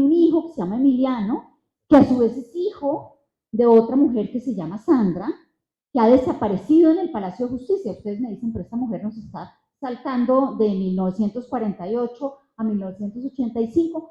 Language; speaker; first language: Spanish; native; Spanish